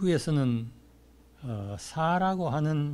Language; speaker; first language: Korean; native; Korean